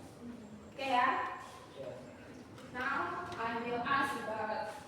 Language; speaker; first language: English; non-native, learner; Indonesian